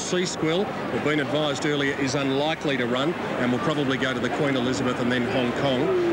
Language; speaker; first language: English; native; English